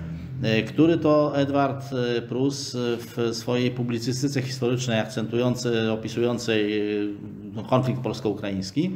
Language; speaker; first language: Polish; native; Polish